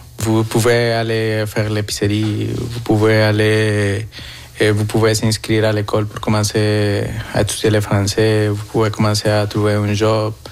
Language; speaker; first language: French; non-native, fluent; Spanish